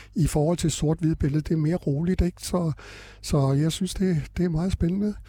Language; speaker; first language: Danish; native; Danish